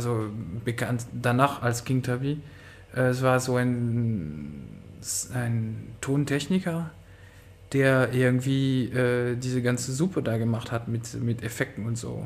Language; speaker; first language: German; non-native, fluent; French